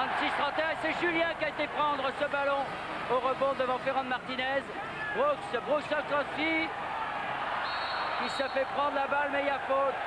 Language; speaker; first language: French; native; French